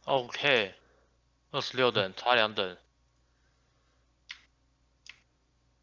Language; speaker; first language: Chinese; native; Chinese